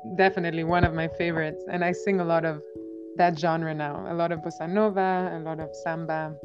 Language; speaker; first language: English; non-native, fluent; Albanian